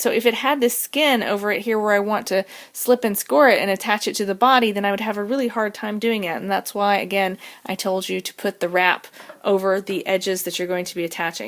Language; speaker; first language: English; native; English